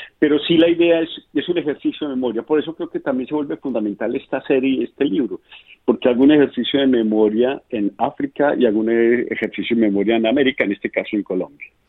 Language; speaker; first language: Spanish; native; Spanish